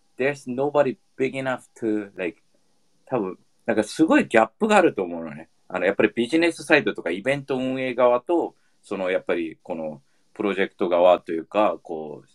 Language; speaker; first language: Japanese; early bilingual, heritage; Japanese